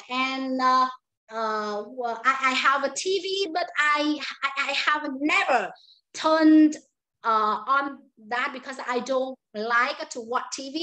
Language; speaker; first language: English; non-native, fluent; Vietnamese